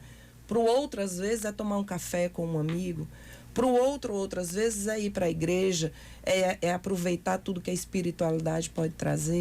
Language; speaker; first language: Portuguese; native; Portuguese